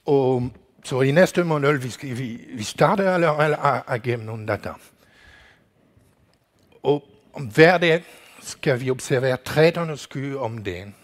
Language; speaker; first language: Danish; non-native, learner; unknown